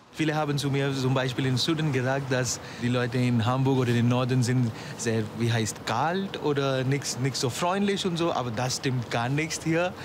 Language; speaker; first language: German; non-native, learner; Malayalam